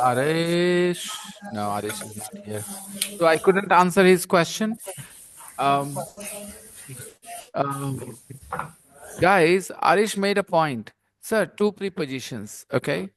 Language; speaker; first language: English; non-native, local second language; Hindi